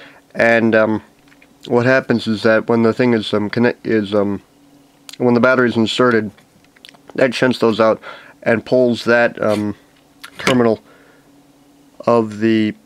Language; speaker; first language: English; native; English